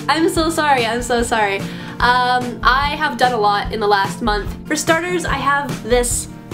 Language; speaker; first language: English; native; English